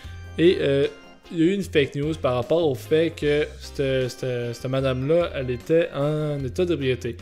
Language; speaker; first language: French; native; French